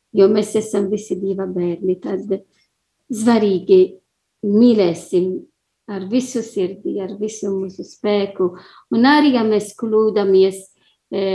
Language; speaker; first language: Latvian; non-native, learner; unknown